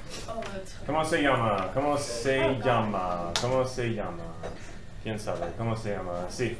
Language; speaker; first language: Spanish; non-native, fluent; English